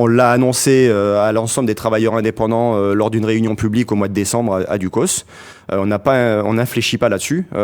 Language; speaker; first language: French; native; French